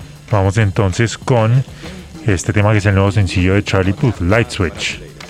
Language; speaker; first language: Spanish; native; Spanish